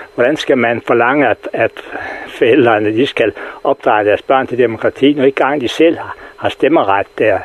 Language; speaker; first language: Danish; native; Danish